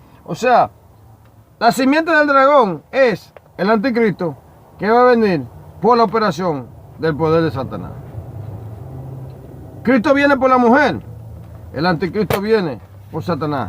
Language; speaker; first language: Spanish; native; Spanish